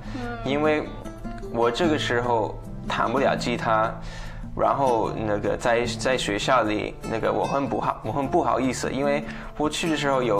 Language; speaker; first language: Chinese; non-native, fluent; English